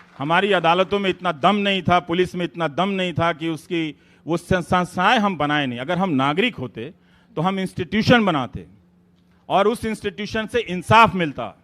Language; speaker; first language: Hindi; native; Hindi